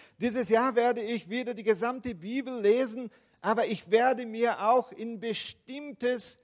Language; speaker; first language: German; non-native, fluent; Portuguese